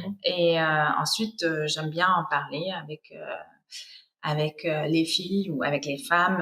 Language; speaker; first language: French; non-native, fluent; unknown